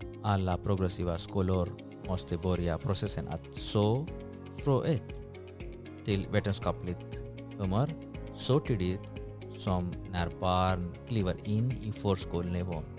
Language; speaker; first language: Swedish; non-native, fluent; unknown